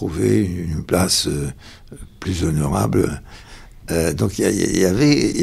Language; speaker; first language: French; native; French